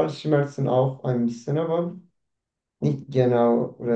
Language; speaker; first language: German; non-native, learner; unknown